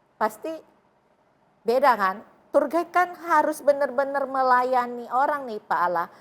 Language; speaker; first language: Indonesian; native; Indonesian